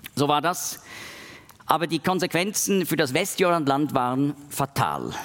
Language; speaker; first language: German; native; German